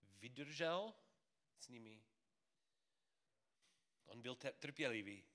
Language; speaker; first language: Czech; non-native, fluent; English